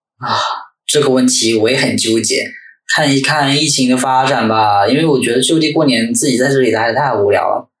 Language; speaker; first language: Chinese; native; Chinese